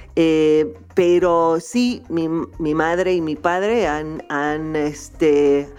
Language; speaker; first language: Spanish; non-native, fluent; English